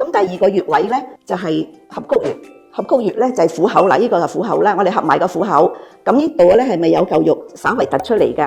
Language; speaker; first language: Cantonese; native; Cantonese